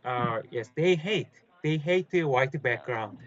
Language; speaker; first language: English; non-native, learner; Korean